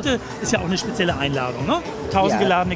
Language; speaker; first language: German; native; German